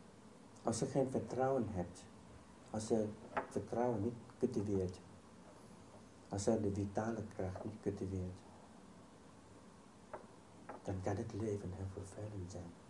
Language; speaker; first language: Dutch; non-native, fluent; Vietnamese